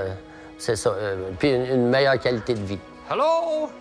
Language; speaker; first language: French; native; French